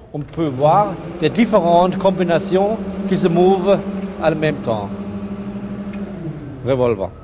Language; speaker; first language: French; non-native, learner; German